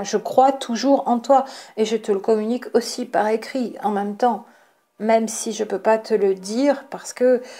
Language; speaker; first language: French; native; French